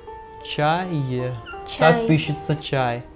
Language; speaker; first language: Russian; non-native, learner; Hindi